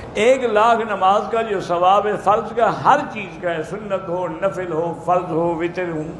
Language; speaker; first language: Urdu; early bilingual, heritage; Urdu